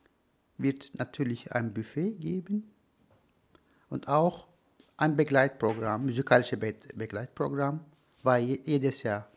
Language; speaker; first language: German; non-native, learner; Turkish